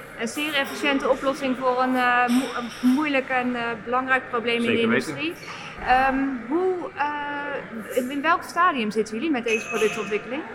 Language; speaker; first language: Dutch; native; Dutch